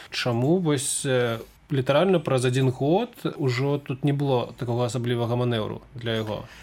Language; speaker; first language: Belarusian; native; Belarusian